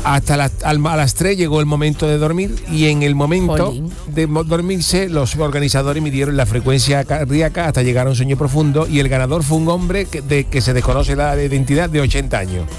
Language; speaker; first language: Spanish; native; Spanish